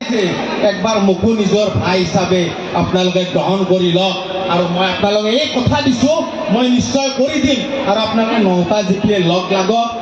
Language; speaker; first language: Assamese; non-native, local second language; Bangla